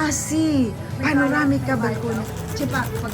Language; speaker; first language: Italian; non-native, learner; Filipino